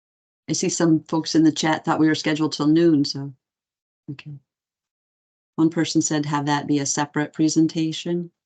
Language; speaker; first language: English; native; English